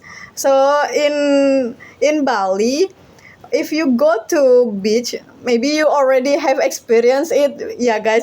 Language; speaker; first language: English; non-native, learner; Indonesian